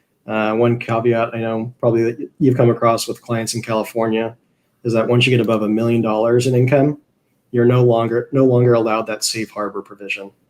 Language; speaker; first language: English; native; English